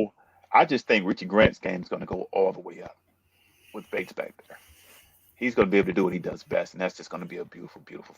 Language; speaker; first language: English; native; English